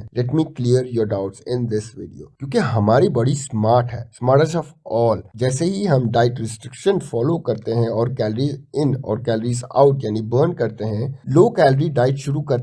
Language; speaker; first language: Hindi; native; Hindi